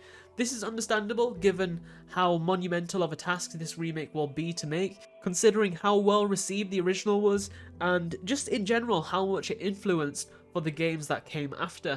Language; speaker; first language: English; native; English